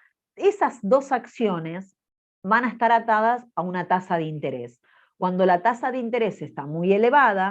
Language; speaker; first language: Spanish; native; Spanish